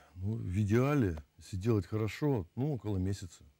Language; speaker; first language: Russian; native; Russian